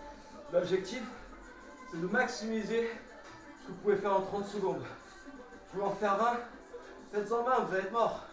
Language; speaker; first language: French; native; French